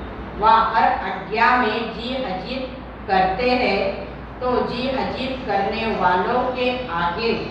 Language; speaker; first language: Hindi; non-native, local second language; Marathi